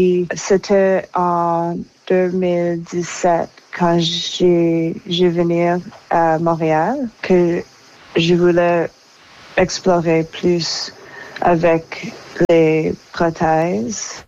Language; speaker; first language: French; non-native, local second language; English